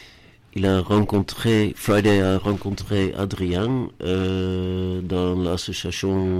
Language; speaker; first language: French; non-native, learner; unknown